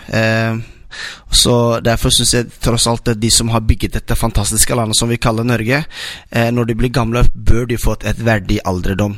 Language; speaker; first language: Norwegian; non-native, fluent; Somali